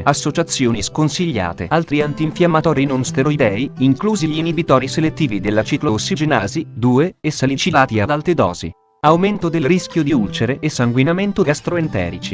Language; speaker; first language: Italian; native; Italian